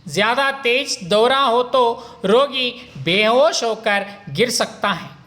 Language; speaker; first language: Hindi; non-native, local second language; Kannada